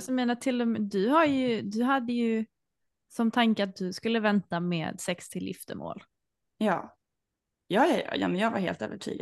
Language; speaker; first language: Swedish; native; Swedish